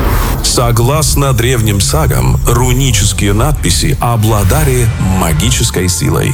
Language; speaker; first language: Russian; native; Russian